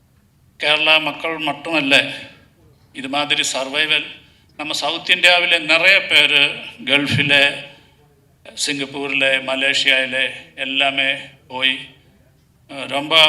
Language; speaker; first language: Tamil; non-native, learner; Malayalam